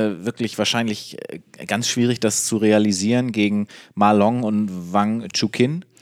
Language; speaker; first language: German; native; German